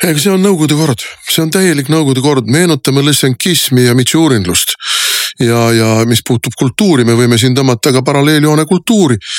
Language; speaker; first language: Estonian; native; Estonian